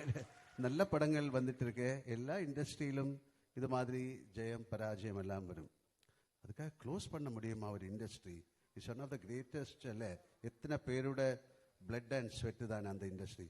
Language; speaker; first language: Tamil; non-native, learner; Malayalam